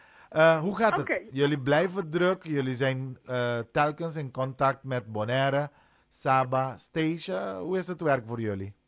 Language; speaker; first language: Dutch; non-native, local second language; Papiamento